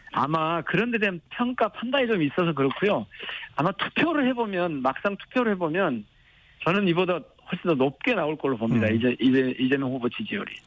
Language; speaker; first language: Korean; native; Korean